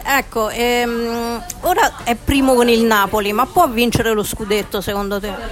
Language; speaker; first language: Italian; native; Italian